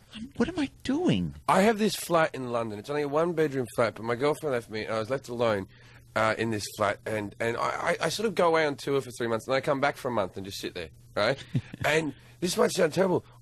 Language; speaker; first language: English; native; English